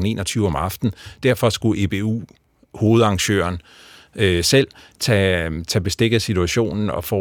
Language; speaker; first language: Danish; native; Danish